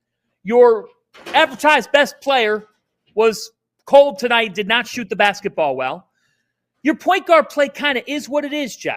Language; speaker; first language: English; native; English